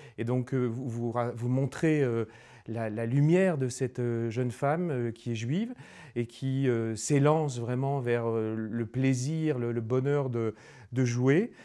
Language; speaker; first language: French; native; French